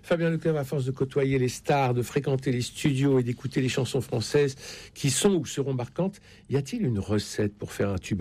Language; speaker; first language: French; native; French